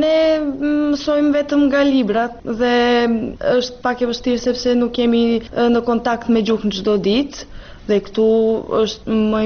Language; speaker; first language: Albanian; non-native, fluent; Serbian